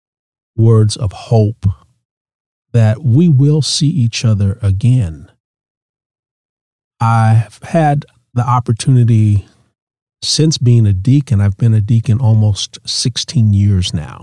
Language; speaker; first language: English; native; English